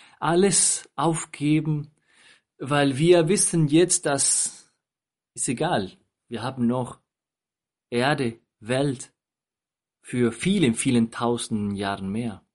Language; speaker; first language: German; non-native, fluent; Spanish